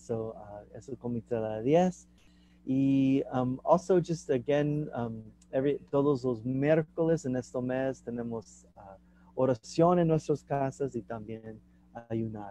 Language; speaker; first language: Spanish; non-native, learner; English